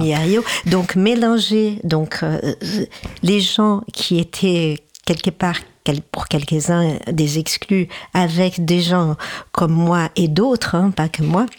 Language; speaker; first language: French; non-native, fluent; Portuguese